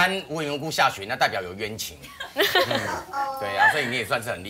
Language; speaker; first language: Chinese; native; Chinese